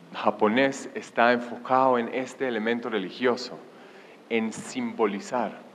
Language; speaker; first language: Spanish; non-native, fluent; Hebrew